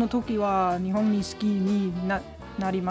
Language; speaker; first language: Japanese; non-native, learner; German